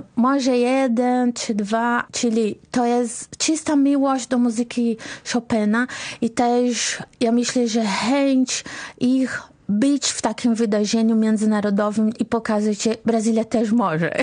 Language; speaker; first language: Polish; non-native, fluent; Portuguese